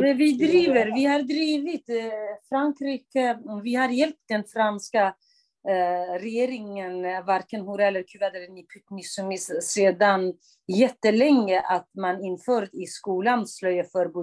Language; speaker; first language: Swedish; non-native, fluent; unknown